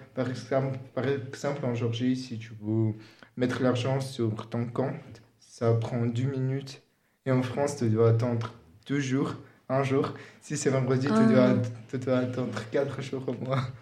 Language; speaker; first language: French; non-native, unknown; Georgian